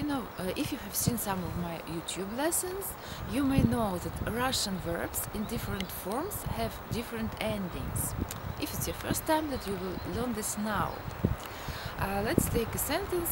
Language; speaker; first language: English; non-native, fluent; Russian